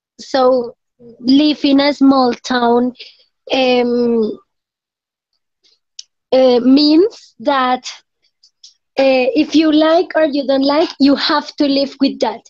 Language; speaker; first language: English; non-native, learner; Spanish